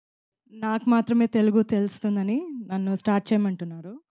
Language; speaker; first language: Telugu; non-native, fluent; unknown